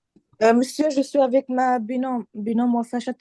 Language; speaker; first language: French; non-native, local second language; Arabic